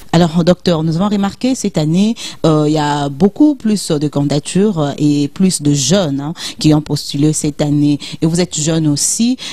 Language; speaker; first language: French; non-native, local second language; Lingala